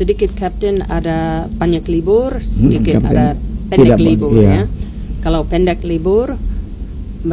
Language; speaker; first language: Indonesian; non-native, learner; English